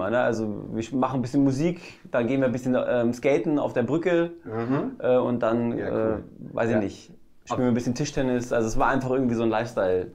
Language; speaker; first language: German; native; German